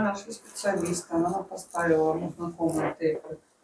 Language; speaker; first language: Russian; native; Russian